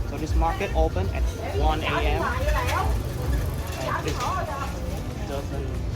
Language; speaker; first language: English; non-native, learner; Vietnamese